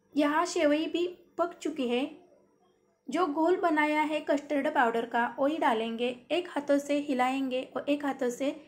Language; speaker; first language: Hindi; non-native, local second language; Marathi